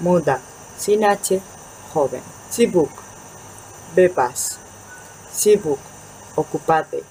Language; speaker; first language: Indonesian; non-native, fluent; Spanish